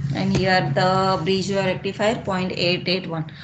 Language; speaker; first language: English; non-native, local second language; Marathi